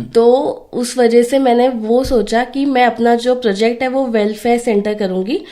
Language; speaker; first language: Hindi; non-native, local second language; Marathi